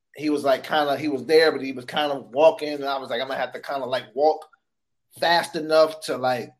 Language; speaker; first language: English; native; English